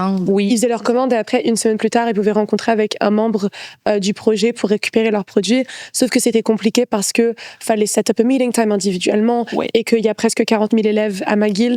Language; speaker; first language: French; native; French